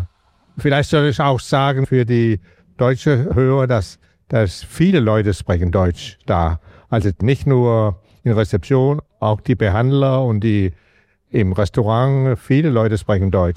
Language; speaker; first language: German; non-native, fluent; Danish